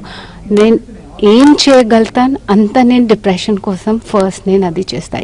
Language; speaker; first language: Telugu; non-native, local second language; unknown